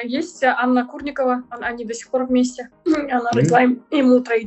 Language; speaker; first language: Russian; native; Russian